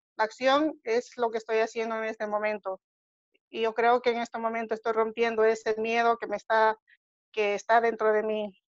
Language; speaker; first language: Spanish; native; Spanish